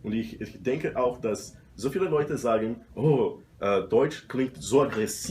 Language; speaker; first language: German; non-native, learner; Portuguese